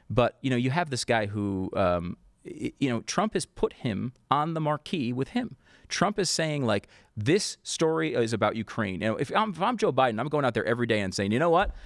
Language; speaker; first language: English; native; English